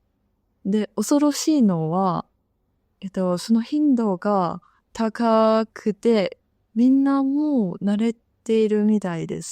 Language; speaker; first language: Japanese; non-native, fluent; Chinese